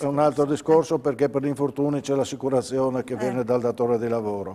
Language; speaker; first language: Italian; native; Italian